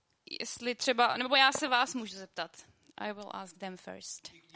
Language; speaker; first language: Czech; native; Czech